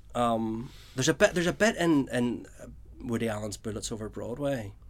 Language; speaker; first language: English; native; English